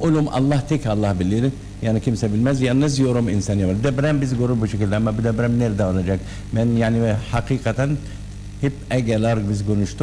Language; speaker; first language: Turkish; non-native, learner; Arabic